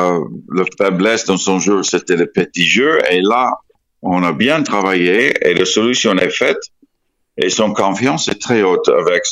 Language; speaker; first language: French; non-native, fluent; English